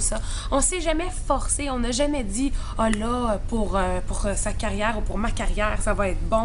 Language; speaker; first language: French; native; French